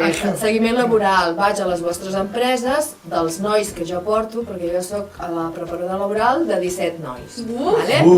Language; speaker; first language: Catalan; native; Catalan